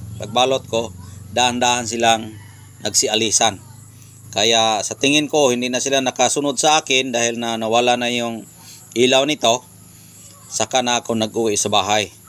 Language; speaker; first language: Filipino; non-native, local second language; Cebuano